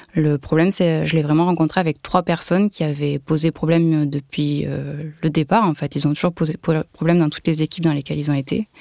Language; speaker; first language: French; native; French